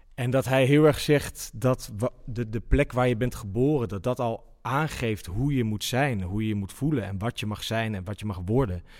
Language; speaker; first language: Dutch; native; Dutch